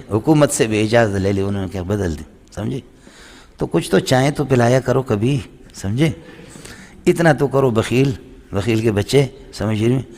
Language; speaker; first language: Urdu; non-native, local second language; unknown